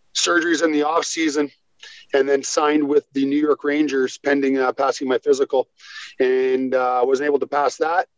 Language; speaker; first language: English; native; English